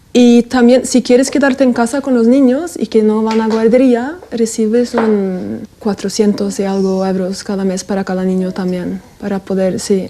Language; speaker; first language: Spanish; non-native, fluent; Norwegian